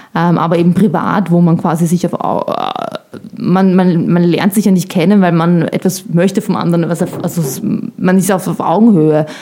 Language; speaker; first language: German; early bilingual, other home language; Bosnian